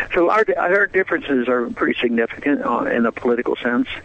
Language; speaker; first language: English; native; English